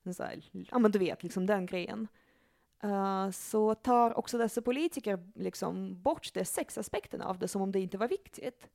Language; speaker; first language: Swedish; early bilingual, other home language; Russian